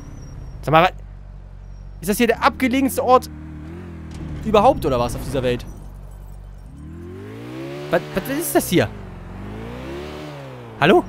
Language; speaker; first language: German; native; German